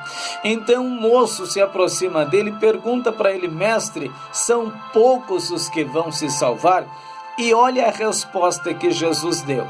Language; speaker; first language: Portuguese; native; Portuguese